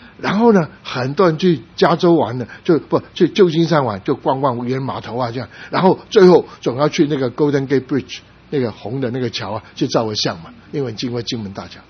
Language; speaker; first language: Chinese; non-native, local second language; Cantonese